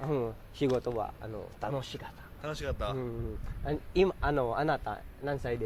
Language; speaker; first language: Japanese; non-native, learner; Filipino